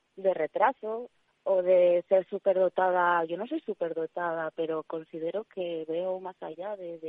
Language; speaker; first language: Spanish; native; Spanish